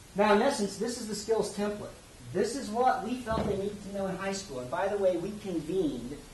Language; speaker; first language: English; native; English